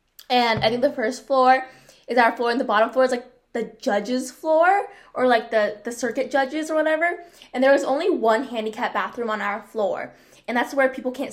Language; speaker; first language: English; early bilingual, other home language; Vietnamese